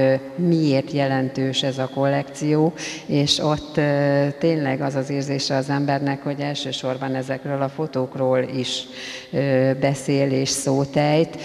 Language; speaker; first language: Hungarian; native; Hungarian